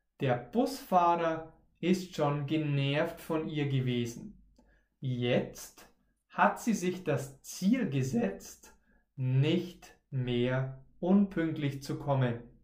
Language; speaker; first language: German; native; German